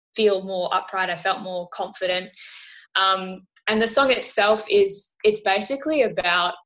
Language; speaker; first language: English; native; English